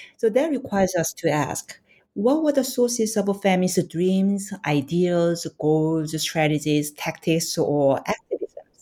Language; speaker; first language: English; non-native, fluent; Korean